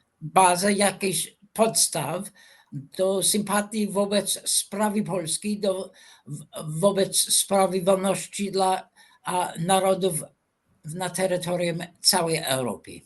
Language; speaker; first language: Polish; non-native, fluent; English